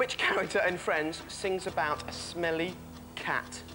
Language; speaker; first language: English; native; English